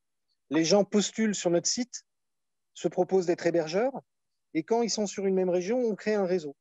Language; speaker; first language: French; native; French